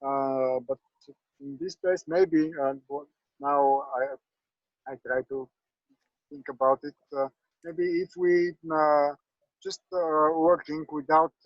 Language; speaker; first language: English; non-native, learner; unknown